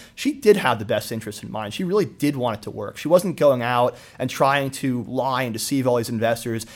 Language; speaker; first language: English; native; English